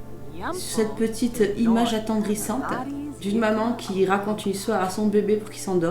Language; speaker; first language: French; native; French